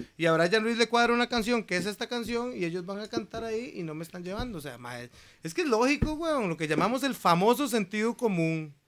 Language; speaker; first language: Spanish; native; Spanish